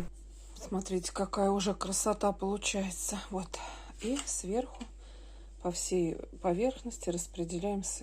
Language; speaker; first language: Russian; native; Russian